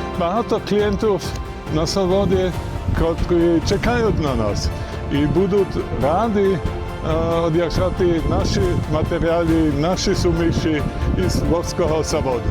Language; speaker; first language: Ukrainian; non-native, learner; German